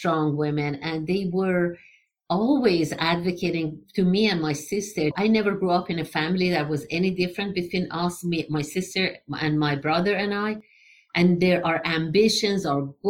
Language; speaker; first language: English; non-native, fluent; Persian